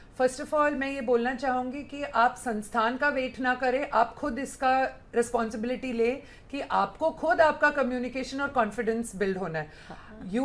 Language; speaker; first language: Hindi; non-native, local second language; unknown